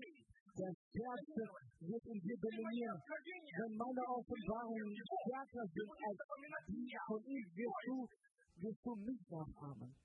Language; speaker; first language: German; non-native, fluent; Russian